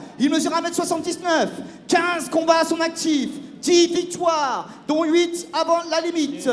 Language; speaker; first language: French; native; French